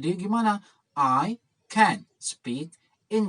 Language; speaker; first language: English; non-native, fluent; Indonesian